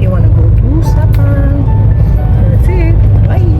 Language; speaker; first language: English; non-native, local second language; Filipino